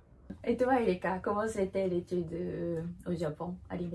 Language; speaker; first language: French; non-native, learner; Japanese